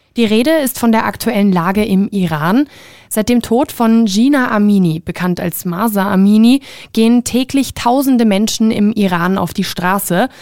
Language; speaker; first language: German; native; German